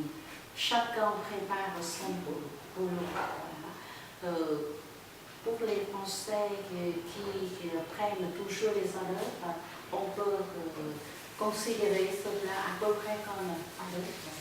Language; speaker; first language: French; non-native, fluent; Vietnamese